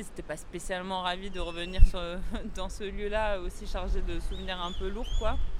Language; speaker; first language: French; native; French